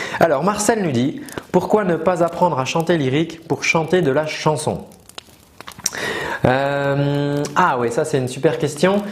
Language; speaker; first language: French; native; French